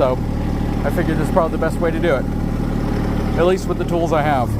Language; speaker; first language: English; native; English